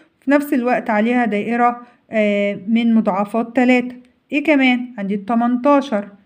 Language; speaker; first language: Arabic; native; Arabic